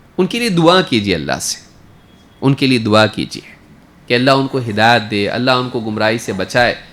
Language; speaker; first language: Urdu; native; Urdu